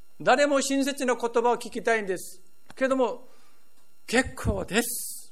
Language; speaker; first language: Japanese; non-native, fluent; Korean